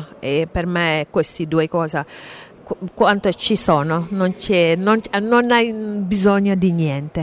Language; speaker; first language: Italian; non-native, fluent; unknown